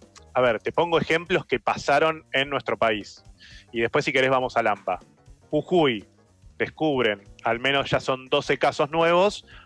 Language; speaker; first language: Spanish; native; Spanish